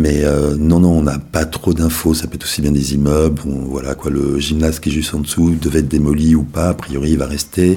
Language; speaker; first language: French; native; French